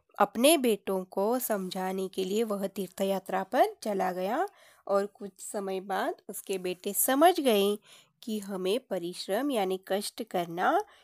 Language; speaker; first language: Hindi; non-native, local second language; Marathi